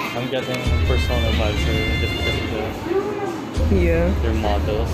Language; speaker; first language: English; native; English